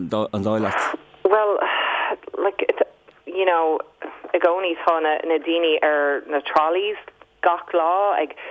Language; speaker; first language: Irish; non-native, local second language; English